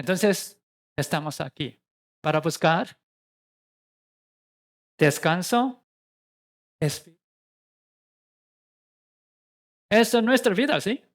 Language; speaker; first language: Spanish; non-native, learner; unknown